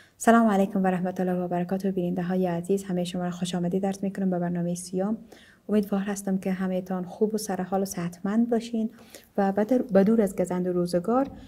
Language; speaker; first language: Persian; native; Persian